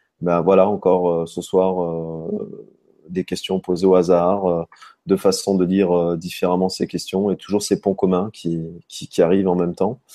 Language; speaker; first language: French; native; French